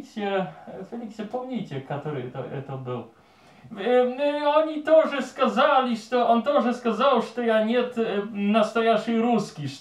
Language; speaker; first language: Russian; non-native, learner; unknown